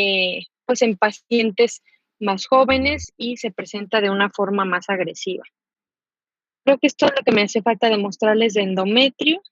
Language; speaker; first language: Spanish; native; Spanish